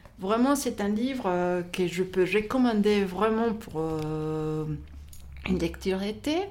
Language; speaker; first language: French; non-native, fluent; Spanish